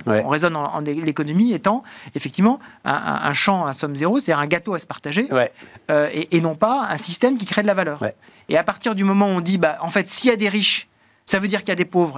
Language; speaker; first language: French; native; French